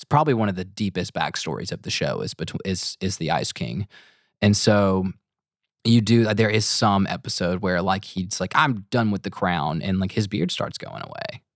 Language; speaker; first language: English; native; English